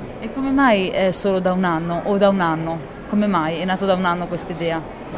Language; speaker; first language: Italian; native; Italian